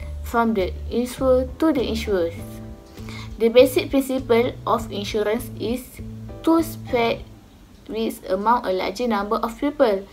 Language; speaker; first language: English; non-native, local second language; Malay